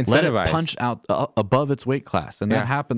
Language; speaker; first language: English; native; English